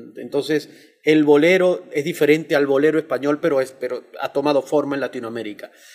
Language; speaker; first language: Spanish; native; Spanish